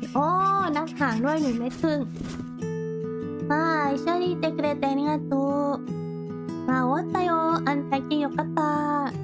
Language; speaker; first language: Japanese; non-native, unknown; Thai